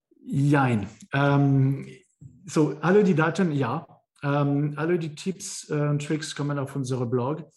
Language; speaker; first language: German; non-native, learner; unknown